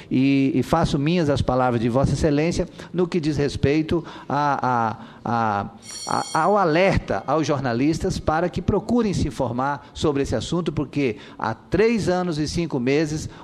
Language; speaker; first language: Portuguese; native; Portuguese